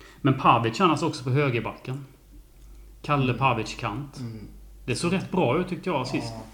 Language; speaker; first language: Swedish; native; Swedish